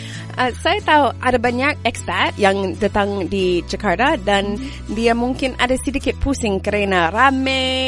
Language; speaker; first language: Indonesian; non-native, learner; English